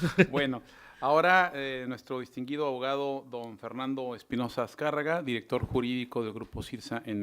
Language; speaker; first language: Spanish; native; Spanish